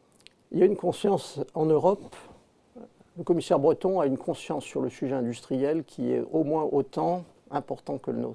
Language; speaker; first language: French; native; French